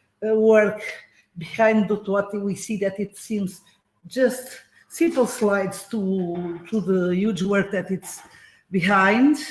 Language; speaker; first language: English; non-native, fluent; Portuguese